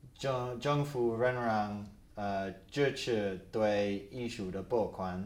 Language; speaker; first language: Chinese; non-native, fluent; English